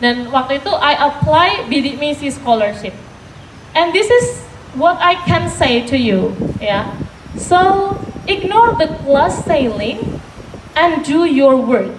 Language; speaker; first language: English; non-native, fluent; Indonesian